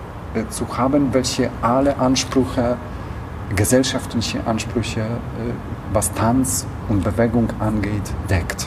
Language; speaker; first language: German; non-native, fluent; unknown